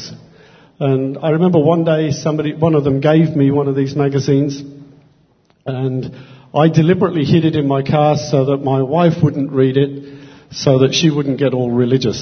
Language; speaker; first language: English; native; English